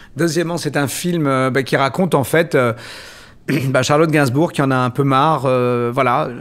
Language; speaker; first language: French; native; French